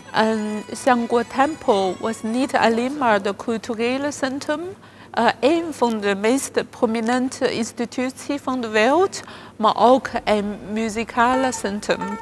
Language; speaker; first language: Dutch; non-native, fluent; Chinese